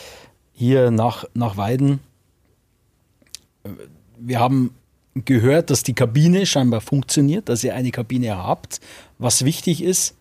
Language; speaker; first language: German; native; German